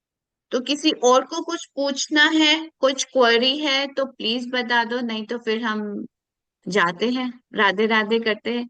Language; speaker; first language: Hindi; native; Hindi